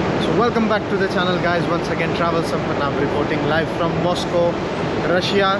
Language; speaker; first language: English; non-native, local second language; Hindi